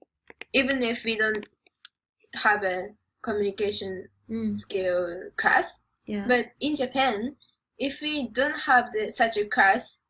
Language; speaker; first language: English; non-native, learner; Japanese